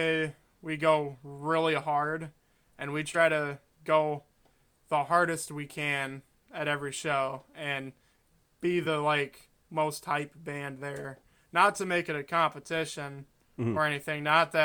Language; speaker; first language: English; native; English